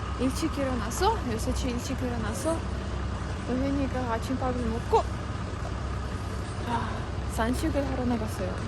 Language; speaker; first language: Korean; non-native, fluent; Ukrainian